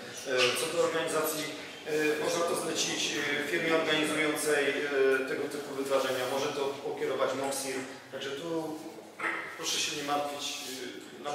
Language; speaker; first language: Polish; native; Polish